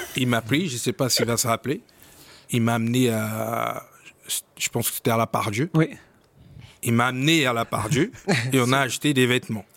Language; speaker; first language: French; non-native, fluent; Portuguese